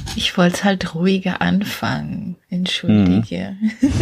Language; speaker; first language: German; non-native, fluent; Czech